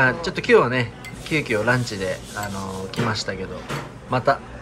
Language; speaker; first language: Japanese; native; Japanese